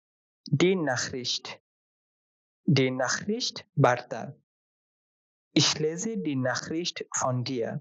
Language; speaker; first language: German; non-native, fluent; Bangla